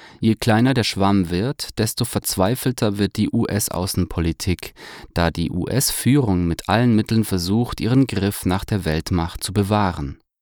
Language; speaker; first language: German; native; German